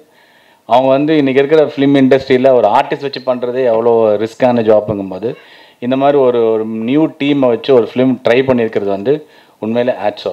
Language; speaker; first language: Tamil; native; Tamil